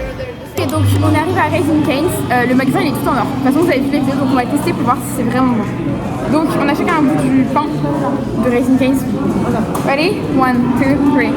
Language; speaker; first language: French; native; French